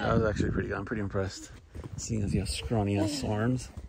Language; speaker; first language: English; early bilingual, other home language; Spanish